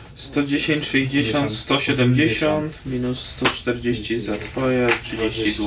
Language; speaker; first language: Polish; native; Polish